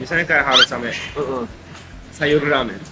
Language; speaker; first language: Indonesian; non-native, fluent; Japanese